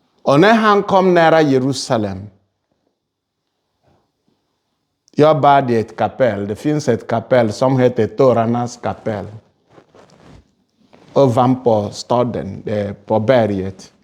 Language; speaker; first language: Swedish; non-native, fluent; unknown